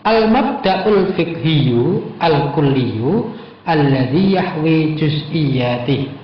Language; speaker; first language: Arabic; non-native, fluent; Indonesian